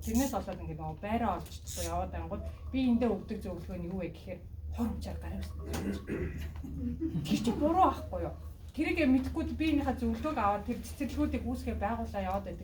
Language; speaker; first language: Mongolian; native; Mongolian